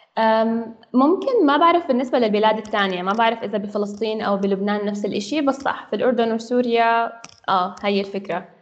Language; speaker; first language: Arabic; native; Arabic